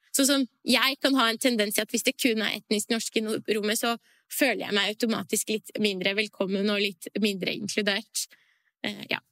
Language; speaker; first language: Norwegian; early bilingual, other home language; Persian